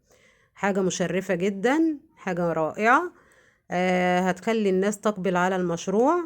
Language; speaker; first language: Arabic; native; Arabic